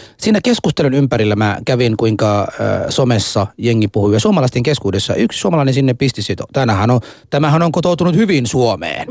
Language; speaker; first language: Finnish; non-native, fluent; Somali